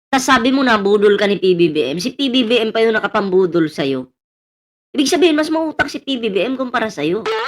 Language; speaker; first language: Filipino; native; Filipino